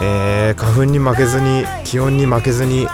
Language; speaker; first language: Japanese; native; Japanese